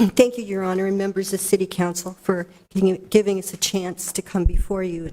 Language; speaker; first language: English; native; English